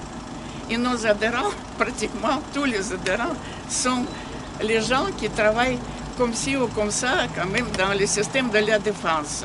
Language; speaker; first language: French; non-native, fluent; Russian